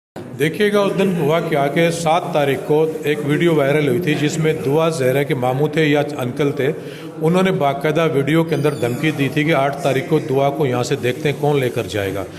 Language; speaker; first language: Urdu; native; Urdu